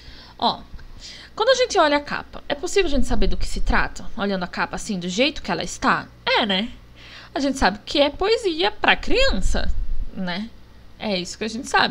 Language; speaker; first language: Portuguese; native; Portuguese